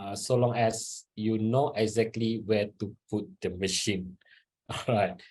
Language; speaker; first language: English; non-native, local second language; Malay